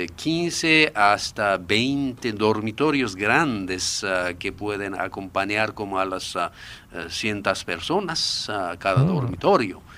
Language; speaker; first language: Spanish; non-native, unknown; Japanese